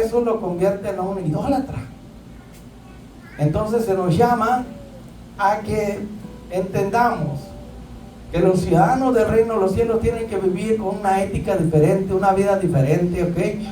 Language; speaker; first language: Spanish; native; Spanish